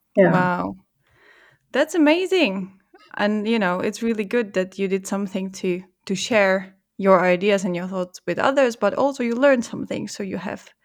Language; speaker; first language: English; non-native, fluent; Czech